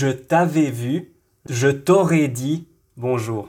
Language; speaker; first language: French; non-native, local second language; Arabic